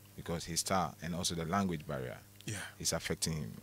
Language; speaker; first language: English; non-native, local second language; Akan